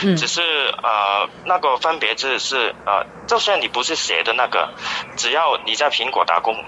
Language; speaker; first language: Chinese; non-native, fluent; Cantonese